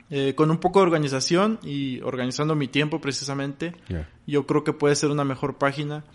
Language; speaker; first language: Spanish; native; Spanish